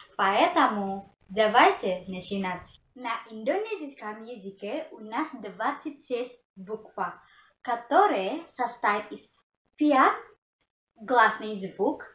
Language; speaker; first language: Russian; non-native, learner; Indonesian